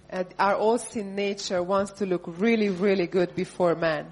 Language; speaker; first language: English; non-native, fluent; Hungarian